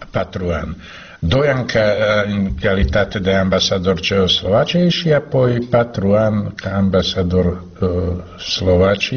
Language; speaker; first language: Romanian; non-native, fluent; Slovak